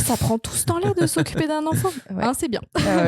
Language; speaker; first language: French; native; French